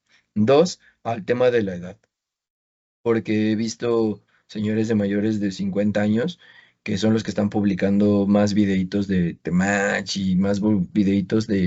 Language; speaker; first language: Spanish; native; Spanish